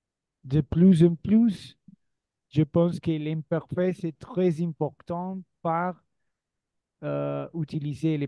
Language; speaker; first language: French; non-native, learner; Spanish